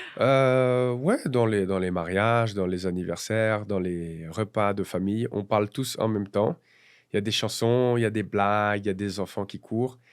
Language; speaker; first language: French; native; French